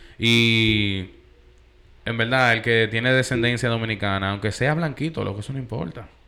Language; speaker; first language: Spanish; early bilingual, heritage; Spanish